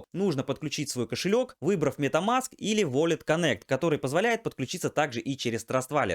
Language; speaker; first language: Russian; native; Russian